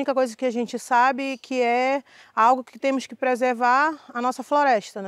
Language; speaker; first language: Portuguese; native; Portuguese